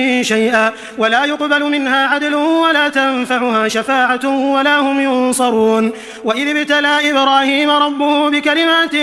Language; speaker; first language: Arabic; native; Arabic